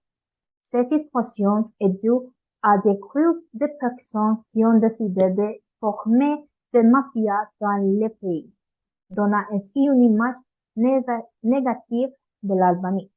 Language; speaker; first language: French; non-native, learner; Spanish